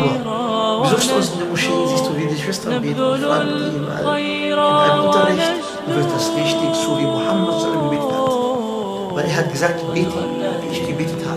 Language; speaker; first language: German; non-native, fluent; Arabic